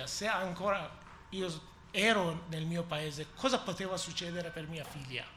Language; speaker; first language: Italian; non-native, learner; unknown